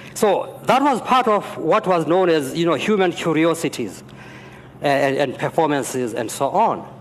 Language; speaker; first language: English; non-native, local second language; Xhosa